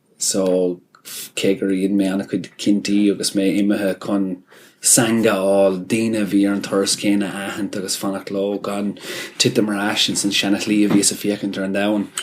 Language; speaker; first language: Irish; non-native, local second language; English